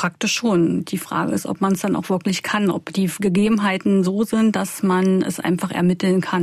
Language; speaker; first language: German; native; German